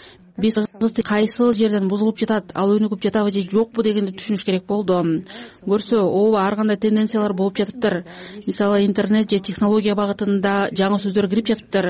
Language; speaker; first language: Kyrgyz; native; Kyrgyz